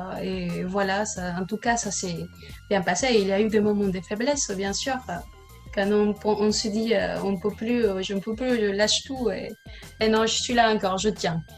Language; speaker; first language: French; non-native, learner; Spanish